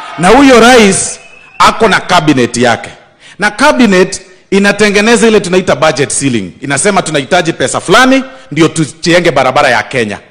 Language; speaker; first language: Swahili; non-native, local second language; Gusii